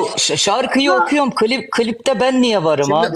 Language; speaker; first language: Turkish; native; Turkish